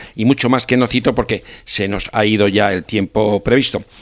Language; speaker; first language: Spanish; native; Spanish